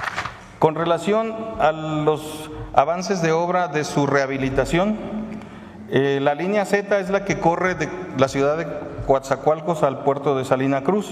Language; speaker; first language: Spanish; native; Spanish